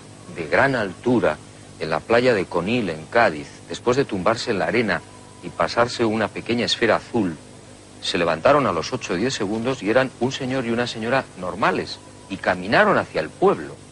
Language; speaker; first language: Spanish; native; Spanish